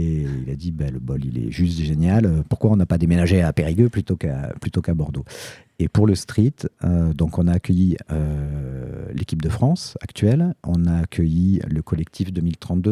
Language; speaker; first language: French; native; French